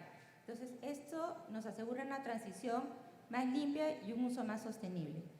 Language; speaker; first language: Spanish; native; Spanish